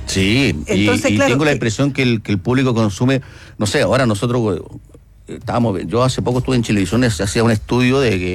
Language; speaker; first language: Spanish; native; Spanish